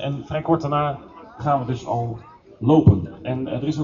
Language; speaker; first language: Dutch; native; Dutch